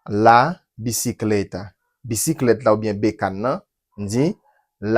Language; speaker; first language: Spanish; non-native, learner; Haitian Creole